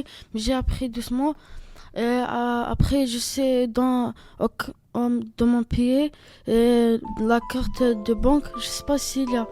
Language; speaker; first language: French; non-native, learner; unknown